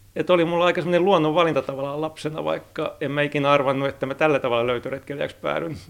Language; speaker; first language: Finnish; native; Finnish